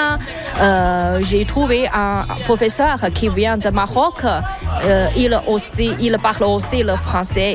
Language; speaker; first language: French; non-native, learner; Chinese